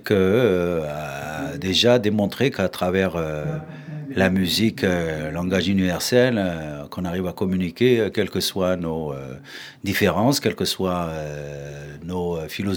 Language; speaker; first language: French; non-native, local second language; Arabic